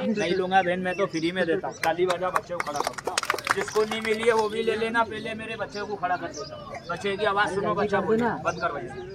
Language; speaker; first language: Hindi; non-native, local second language; Bangla